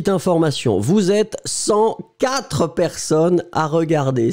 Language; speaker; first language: French; native; French